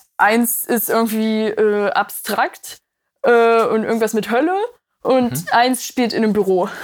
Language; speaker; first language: German; native; German